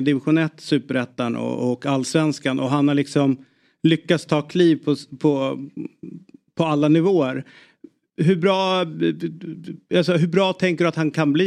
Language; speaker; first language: Swedish; native; Swedish